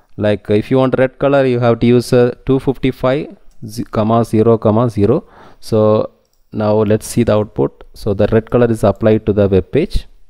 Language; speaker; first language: English; non-native, local second language; Tamil